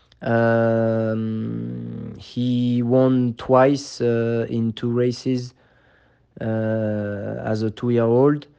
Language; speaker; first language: English; non-native, fluent; French